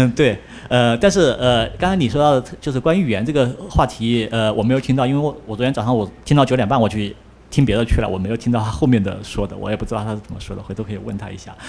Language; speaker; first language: Chinese; native; Chinese